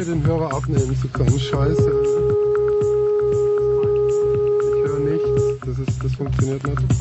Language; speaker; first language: German; native; German